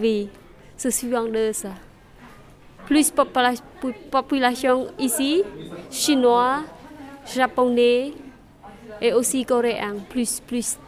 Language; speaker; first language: French; non-native, learner; Khmer